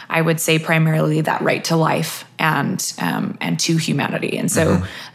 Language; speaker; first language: English; native; English